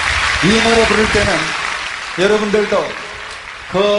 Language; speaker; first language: Korean; native; Korean